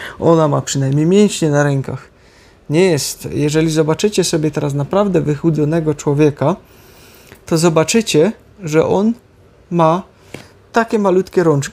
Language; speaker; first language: Polish; native; Polish